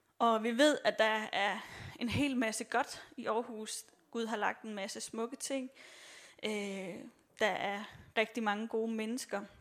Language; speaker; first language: Danish; native; Danish